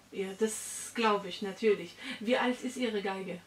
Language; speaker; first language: German; non-native, fluent; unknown